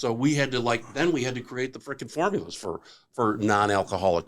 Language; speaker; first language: English; native; English